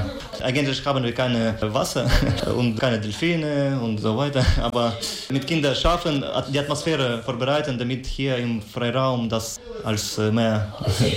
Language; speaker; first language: German; non-native, learner; Ukrainian